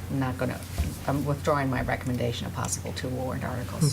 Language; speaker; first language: English; native; English